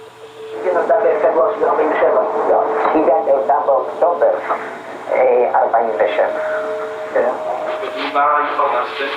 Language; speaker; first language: Hebrew; non-native, fluent; Polish